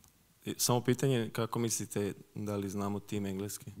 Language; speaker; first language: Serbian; early bilingual, heritage; Serbian